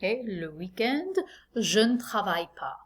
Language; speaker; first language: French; non-native, fluent; English